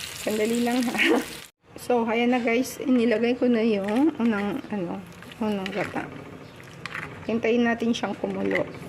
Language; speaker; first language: Filipino; non-native, local second language; Bikol